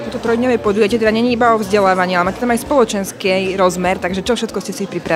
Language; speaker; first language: Slovak; native; Slovak